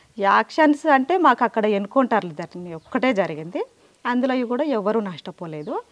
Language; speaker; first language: Telugu; native; Telugu